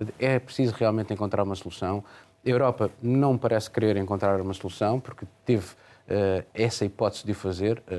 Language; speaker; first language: Portuguese; native; Portuguese